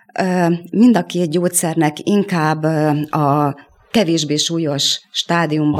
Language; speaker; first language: Hungarian; native; Hungarian